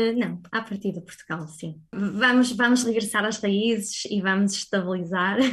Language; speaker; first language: Portuguese; native; Portuguese